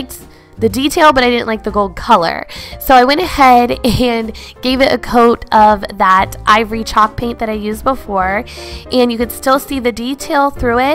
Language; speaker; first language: English; native; English